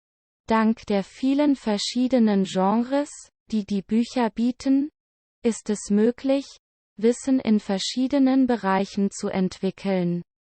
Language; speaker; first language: German; non-native, learner; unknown